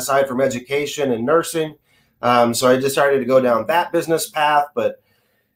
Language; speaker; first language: English; native; English